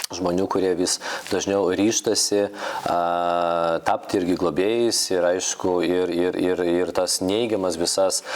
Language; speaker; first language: Lithuanian; non-native, local second language; Polish